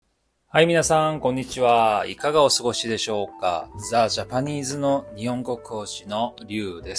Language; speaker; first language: Japanese; non-native, fluent; Korean